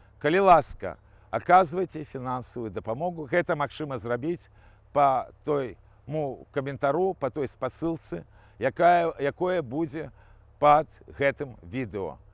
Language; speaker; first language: Belarusian; non-native, local second language; Russian